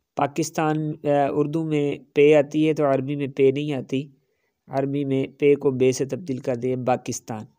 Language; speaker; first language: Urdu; non-native, local second language; Punjabi